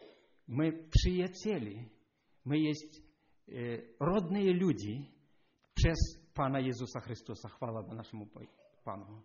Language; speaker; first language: Polish; non-native, learner; Ukrainian